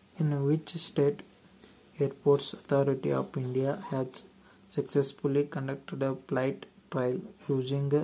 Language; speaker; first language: English; non-native, local second language; Kannada